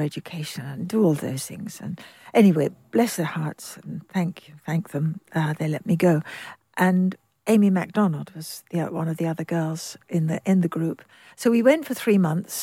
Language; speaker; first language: English; native; English